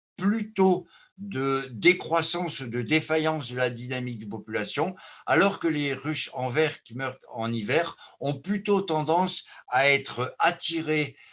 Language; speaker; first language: French; native; French